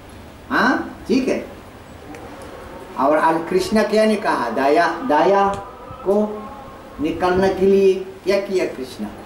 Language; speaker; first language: Hindi; non-native, learner; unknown